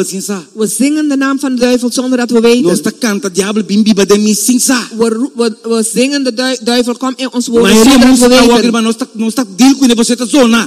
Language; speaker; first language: Dutch; non-native, local second language; Papiamento